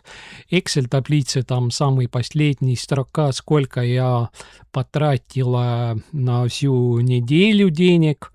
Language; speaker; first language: Russian; non-native, local second language; Estonian